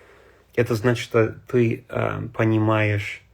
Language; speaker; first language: Russian; non-native, learner; English